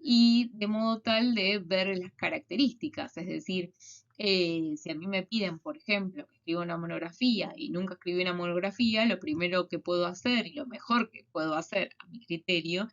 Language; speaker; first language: Spanish; native; Spanish